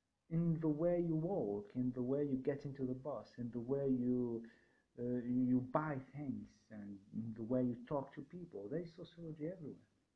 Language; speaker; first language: English; non-native, fluent; Arabic